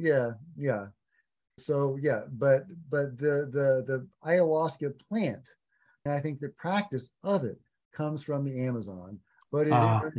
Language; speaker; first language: English; native; English